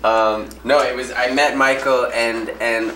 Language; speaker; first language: English; native; English